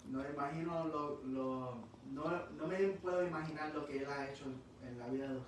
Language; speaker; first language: Spanish; early bilingual, heritage; English